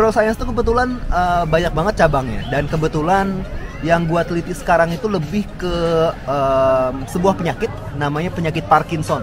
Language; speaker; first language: Indonesian; native; Indonesian